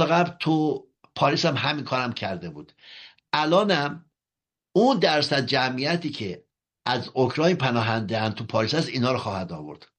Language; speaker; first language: Persian; native; Persian